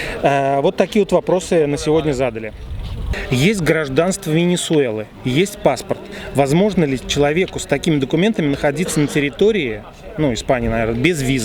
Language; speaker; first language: Russian; native; Russian